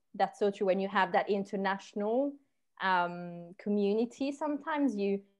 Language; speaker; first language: English; non-native, fluent; French